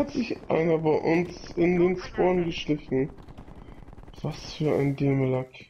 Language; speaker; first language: German; native; German